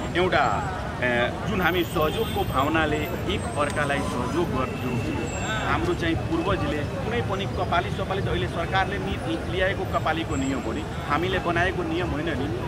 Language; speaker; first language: Nepali; non-native, local second language; Maithili